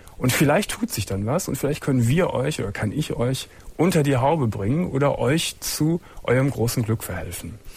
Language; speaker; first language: German; native; German